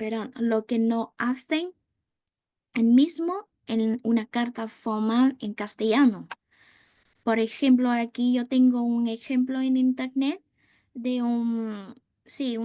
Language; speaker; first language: Spanish; non-native, fluent; Vietnamese